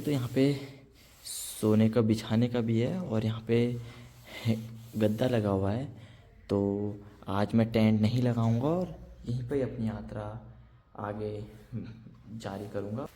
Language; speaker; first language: Hindi; native; Hindi